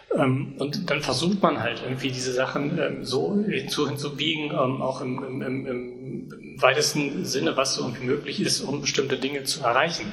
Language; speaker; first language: German; native; German